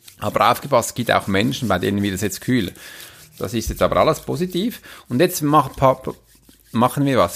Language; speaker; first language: German; native; German